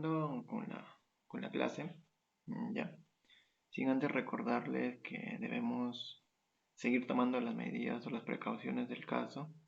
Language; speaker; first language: Spanish; native; Spanish